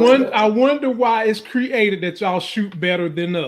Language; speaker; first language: English; native; English